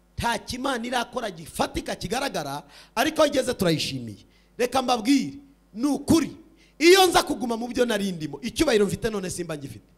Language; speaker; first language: Kinyarwanda; early bilingual, heritage; Kinyarwanda